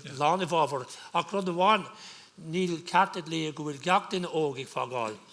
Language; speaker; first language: Irish; non-native, local second language; English